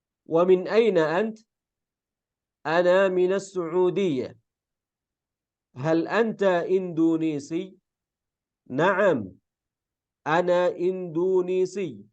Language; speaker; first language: Arabic; non-native, fluent; Indonesian